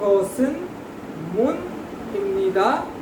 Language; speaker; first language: Korean; non-native, fluent; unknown